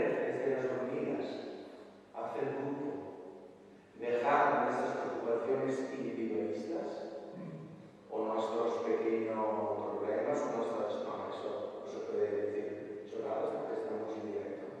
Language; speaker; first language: Spanish; non-native, fluent; Italian